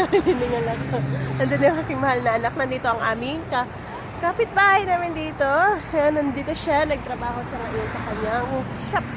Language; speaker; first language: Filipino; non-native, local second language; Cebuano